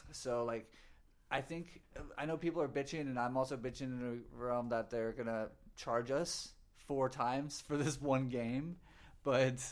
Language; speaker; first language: English; native; English